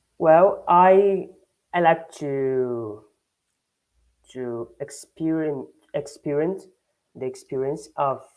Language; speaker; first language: English; non-native, learner; Portuguese